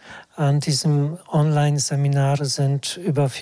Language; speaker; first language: German; non-native, fluent; Polish